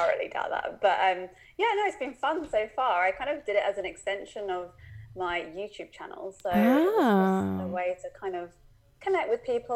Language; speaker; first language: English; native; English